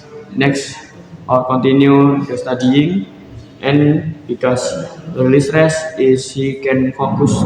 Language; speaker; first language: English; non-native, learner; Indonesian